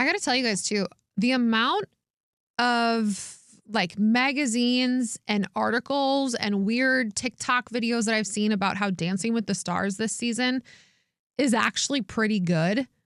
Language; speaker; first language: English; native; English